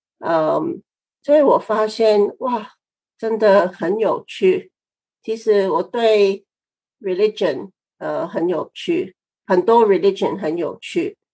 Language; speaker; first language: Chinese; non-native, fluent; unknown